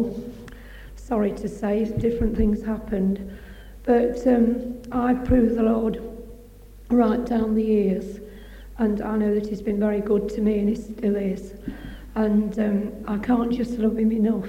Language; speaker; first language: English; native; English